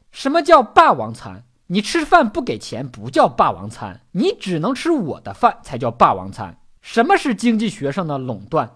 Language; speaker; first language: Chinese; native; Chinese